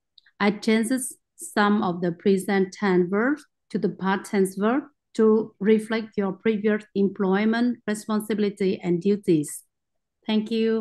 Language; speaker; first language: English; non-native, learner; Vietnamese